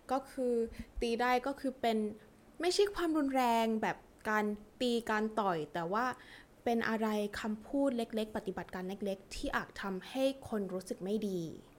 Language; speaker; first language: Thai; early bilingual, heritage; Thai